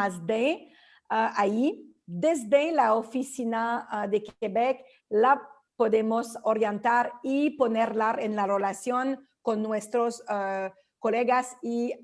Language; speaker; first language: Spanish; non-native, fluent; French